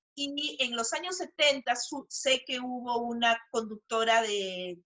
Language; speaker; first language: Spanish; native; Spanish